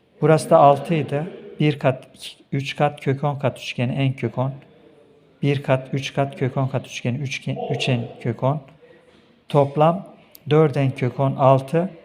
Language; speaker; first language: Turkish; native; Turkish